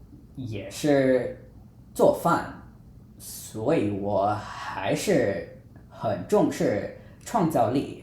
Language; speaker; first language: Chinese; non-native, fluent; English